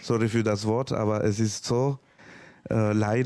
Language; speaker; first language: German; non-native, learner; Spanish